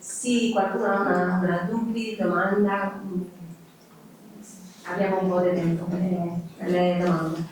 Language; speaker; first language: Italian; non-native, learner; Spanish